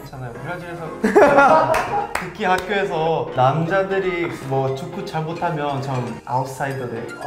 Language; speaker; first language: Korean; non-native, fluent; Portuguese